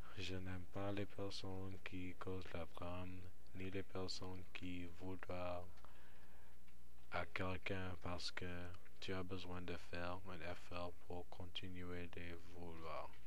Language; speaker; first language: French; non-native, learner; English